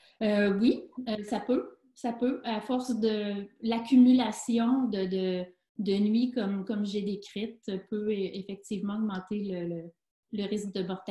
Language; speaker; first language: French; native; French